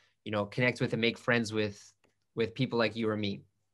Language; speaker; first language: English; native; English